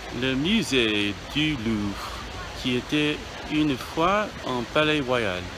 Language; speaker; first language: French; non-native, learner; English